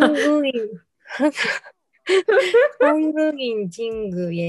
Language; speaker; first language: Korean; non-native, learner; Japanese